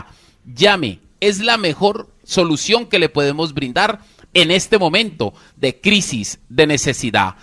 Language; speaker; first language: Spanish; native; Spanish